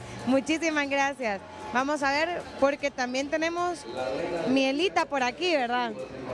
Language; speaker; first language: Spanish; native; Spanish